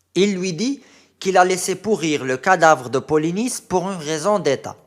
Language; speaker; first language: French; non-native, local second language; Arabic